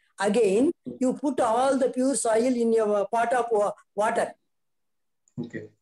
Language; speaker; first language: English; non-native, learner; Tamil